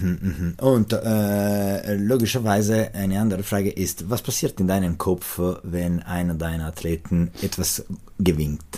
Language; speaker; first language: German; non-native, local second language; Italian